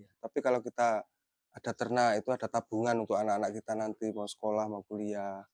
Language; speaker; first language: Indonesian; non-native, local second language; Javanese